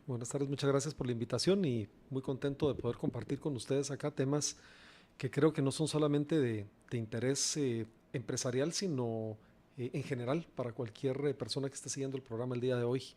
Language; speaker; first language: Spanish; native; Spanish